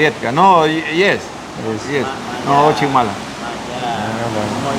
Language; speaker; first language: Russian; non-native, learner; Spanish